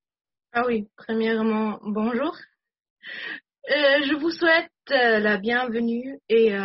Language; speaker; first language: French; non-native, fluent; German